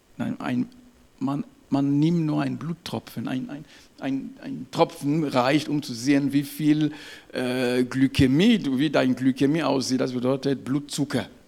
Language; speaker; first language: German; non-native, fluent; French